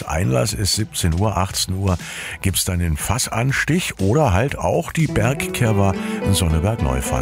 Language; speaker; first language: German; native; German